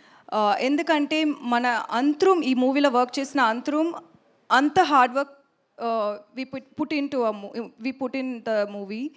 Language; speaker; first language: Telugu; non-native, local second language; Tamil